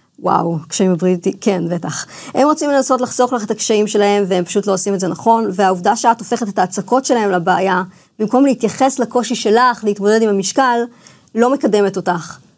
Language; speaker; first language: Hebrew; early bilingual, other home language; English